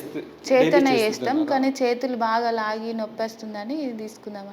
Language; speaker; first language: Telugu; native; Telugu